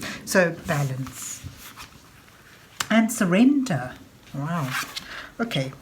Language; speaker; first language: English; native; English